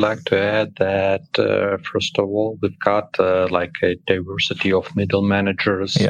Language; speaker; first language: English; non-native, fluent; Ukrainian